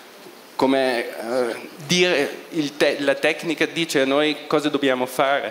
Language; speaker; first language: Italian; non-native, local second language; German